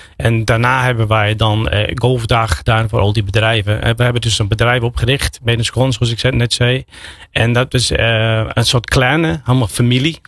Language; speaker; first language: Dutch; non-native, fluent; English